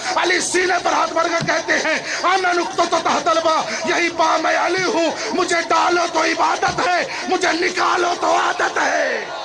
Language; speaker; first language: Urdu; non-native, local second language; Punjabi